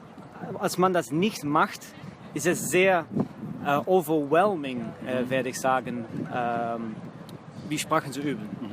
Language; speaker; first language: German; non-native, fluent; Dutch